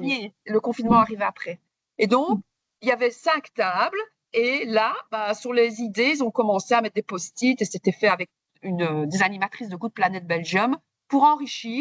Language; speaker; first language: French; native; French